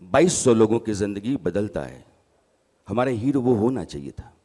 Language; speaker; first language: Hindi; native; Hindi